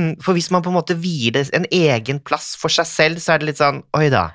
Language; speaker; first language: Norwegian; native; Norwegian